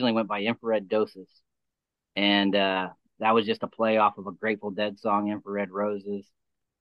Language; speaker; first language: English; native; English